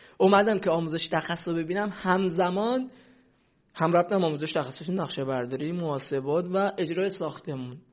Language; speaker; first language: Persian; non-native, local second language; Central Kurdish